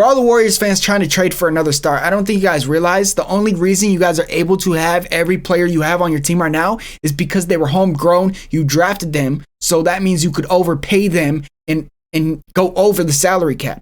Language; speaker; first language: English; native; English